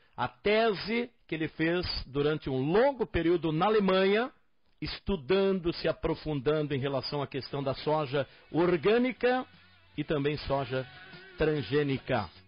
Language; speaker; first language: Portuguese; native; Portuguese